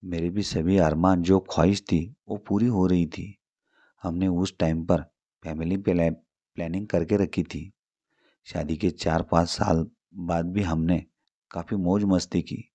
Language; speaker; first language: Hindi; non-native, local second language; Marathi